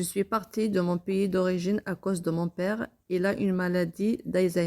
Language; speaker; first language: French; non-native, learner; Kabyle